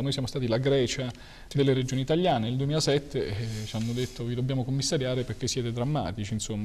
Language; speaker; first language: Italian; native; Italian